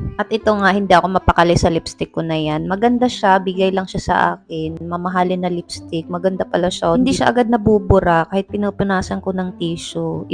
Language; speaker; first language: Filipino; non-native, local second language; Cebuano